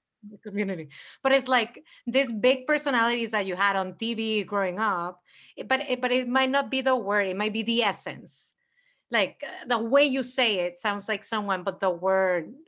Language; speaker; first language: English; early bilingual, other home language; Spanish